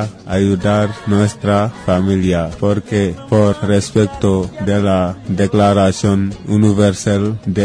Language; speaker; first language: Spanish; non-native, learner; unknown